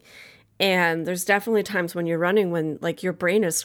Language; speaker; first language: English; native; English